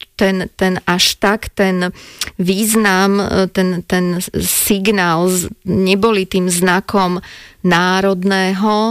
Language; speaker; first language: Slovak; native; Slovak